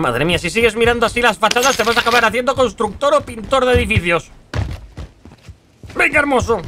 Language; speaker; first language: Spanish; native; Spanish